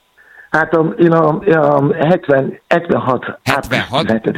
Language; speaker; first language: Hungarian; non-native, fluent; Yoruba